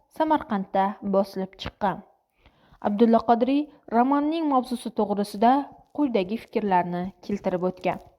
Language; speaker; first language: Uzbek; non-native, local second language; Kara-Kalpak